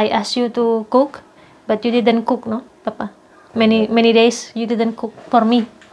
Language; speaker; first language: English; non-native, learner; Indonesian